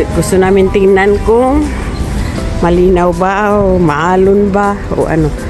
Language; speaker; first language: Filipino; native; Filipino